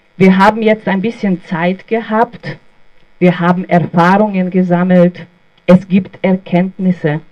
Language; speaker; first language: German; non-native, fluent; Bosnian